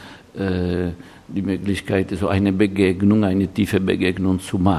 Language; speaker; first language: German; non-native, fluent; Italian